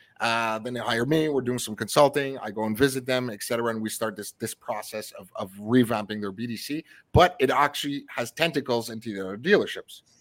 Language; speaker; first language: English; early bilingual, other home language; French